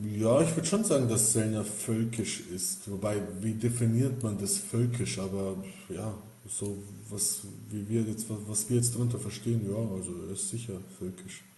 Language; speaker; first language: German; early bilingual, other home language; Bosnian